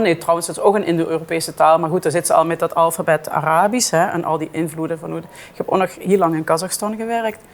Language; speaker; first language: Dutch; native; Dutch